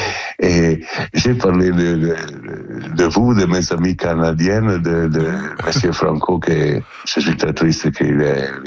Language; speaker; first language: French; non-native, learner; Italian